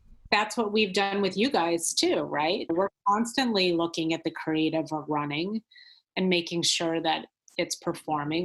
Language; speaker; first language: English; native; English